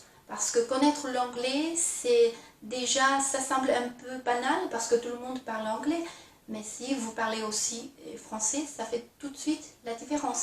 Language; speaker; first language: French; non-native, fluent; Chinese